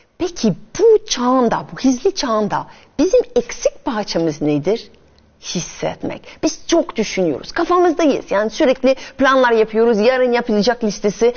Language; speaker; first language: Turkish; non-native, fluent; French